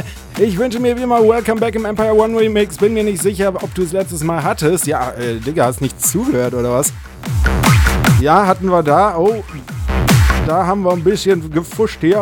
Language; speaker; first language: German; native; German